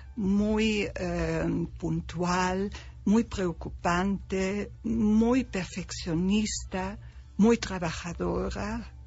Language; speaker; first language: Spanish; non-native, fluent; German